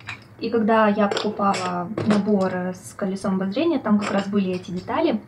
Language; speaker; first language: Russian; native; Russian